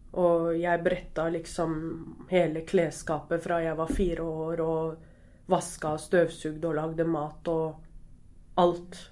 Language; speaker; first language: Norwegian; early bilingual, other home language; Arabic